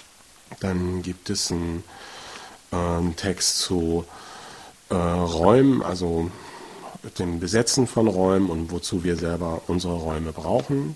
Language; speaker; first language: German; native; German